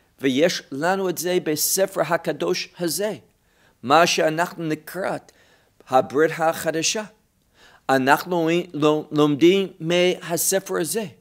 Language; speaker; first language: Hebrew; non-native, fluent; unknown